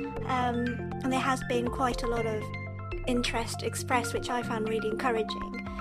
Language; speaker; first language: English; early bilingual, other home language; Japanese